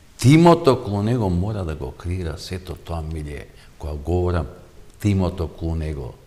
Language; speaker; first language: Macedonian; native; Macedonian